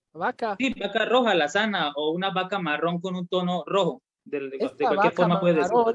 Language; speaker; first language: Spanish; native; Spanish